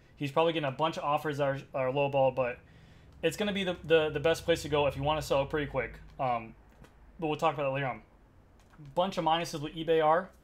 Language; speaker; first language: English; native; English